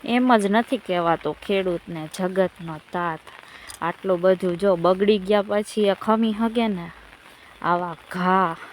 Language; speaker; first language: Gujarati; native; Gujarati